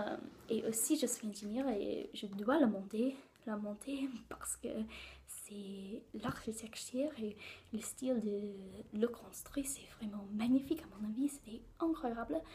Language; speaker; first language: French; non-native, learner; English